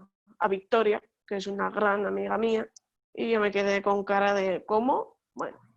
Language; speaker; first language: Spanish; native; Spanish